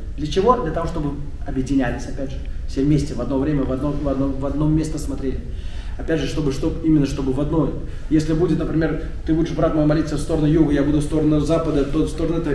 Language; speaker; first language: Russian; non-native, local second language; Tatar